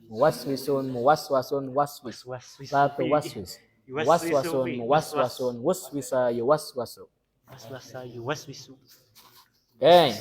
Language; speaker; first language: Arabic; non-native, fluent; Indonesian